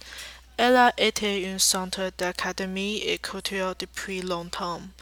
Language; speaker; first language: French; non-native, learner; Chinese